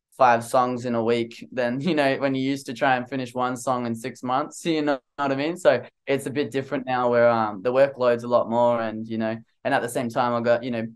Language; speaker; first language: English; native; English